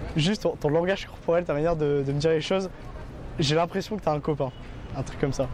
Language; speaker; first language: French; native; French